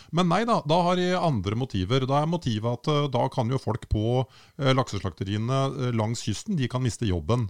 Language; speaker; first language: Norwegian; native; Norwegian